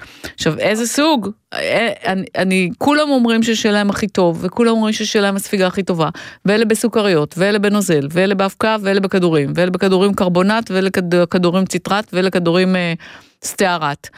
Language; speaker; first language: Hebrew; native; Hebrew